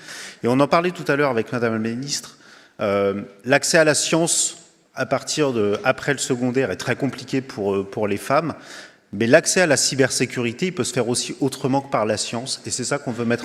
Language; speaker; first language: French; native; French